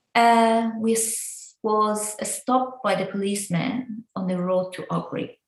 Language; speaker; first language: English; non-native, fluent; Persian